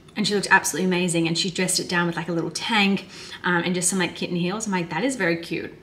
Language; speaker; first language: English; native; English